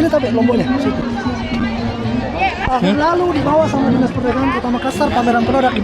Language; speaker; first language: Indonesian; native; Indonesian